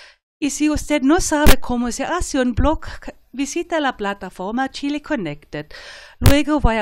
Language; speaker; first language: Spanish; non-native, fluent; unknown